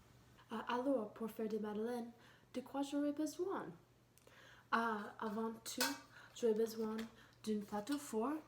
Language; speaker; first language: French; non-native, learner; English